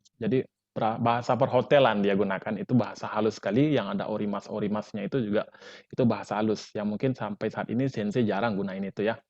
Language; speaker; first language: Indonesian; native; Indonesian